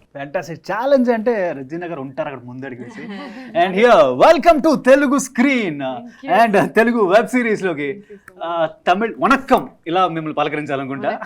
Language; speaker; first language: Telugu; native; Telugu